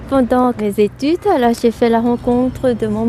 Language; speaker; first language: French; non-native, fluent; Vietnamese